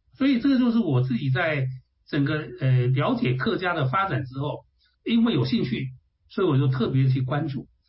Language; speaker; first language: Chinese; non-native, local second language; Hakka Chinese